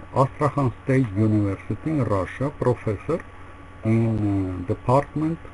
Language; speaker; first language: English; non-native, learner; Russian